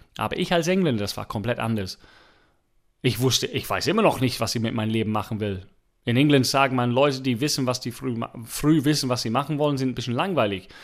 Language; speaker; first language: German; non-native, fluent; English